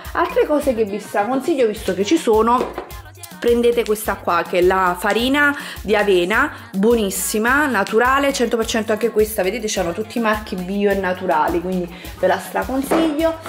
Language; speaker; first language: Italian; native; Italian